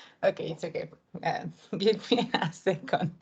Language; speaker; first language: English; non-native, learner; Spanish